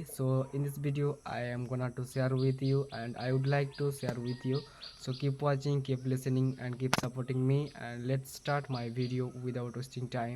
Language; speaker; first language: English; non-native, learner; Bangla